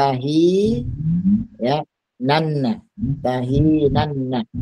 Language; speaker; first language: Arabic; non-native, fluent; Indonesian